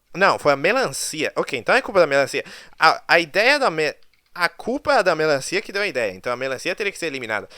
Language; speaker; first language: Portuguese; early bilingual, other home language; English